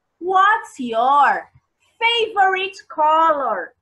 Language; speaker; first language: English; non-native, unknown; Portuguese